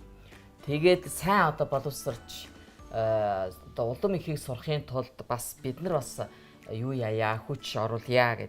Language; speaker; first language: Mongolian; native; Mongolian